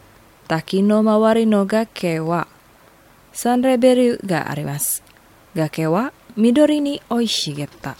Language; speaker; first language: Japanese; non-native, fluent; Indonesian